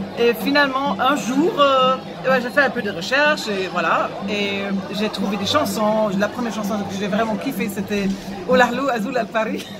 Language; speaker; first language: French; non-native, fluent; German